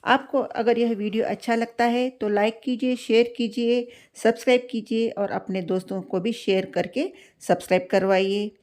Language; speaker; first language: Hindi; non-native, local second language; Telugu